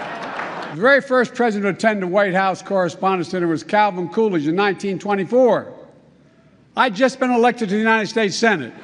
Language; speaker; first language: English; native; English